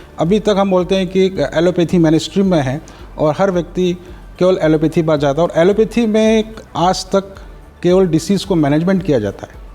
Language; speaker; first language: Hindi; native; Hindi